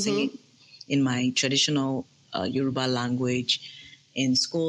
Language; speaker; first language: English; non-native, local second language; Yoruba